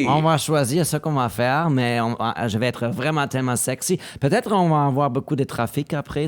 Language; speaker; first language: French; non-native, learner; German